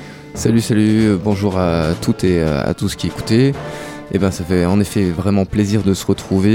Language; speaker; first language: French; native; French